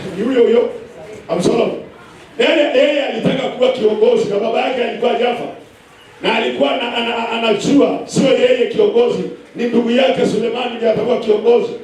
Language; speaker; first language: Swahili; non-native, local second language; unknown